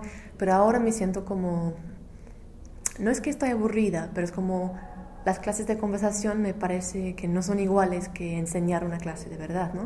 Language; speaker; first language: Spanish; non-native, fluent; English